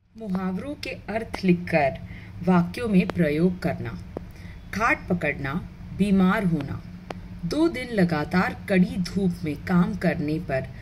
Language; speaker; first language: Hindi; non-native, local second language; Marathi